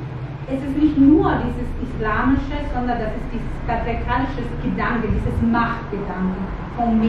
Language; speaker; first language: German; non-native, fluent; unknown